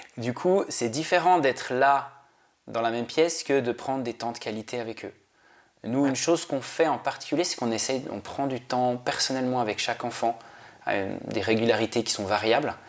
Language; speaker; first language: French; native; French